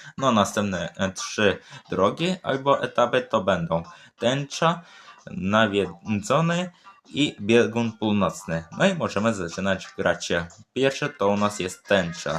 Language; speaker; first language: Polish; early bilingual, other home language; Ukrainian